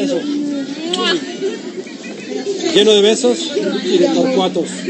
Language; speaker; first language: Spanish; native; Spanish